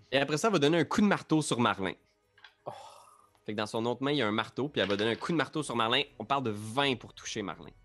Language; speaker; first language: French; native; French